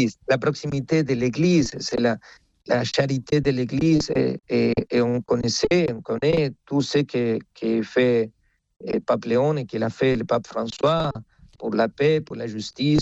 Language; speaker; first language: French; non-native, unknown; Spanish